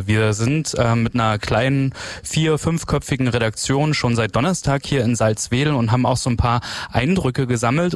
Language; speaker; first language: German; native; German